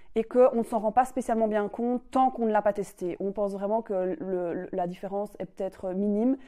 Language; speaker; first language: French; native; French